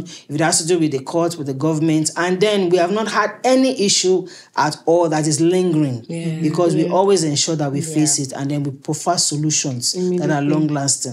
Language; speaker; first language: English; native; English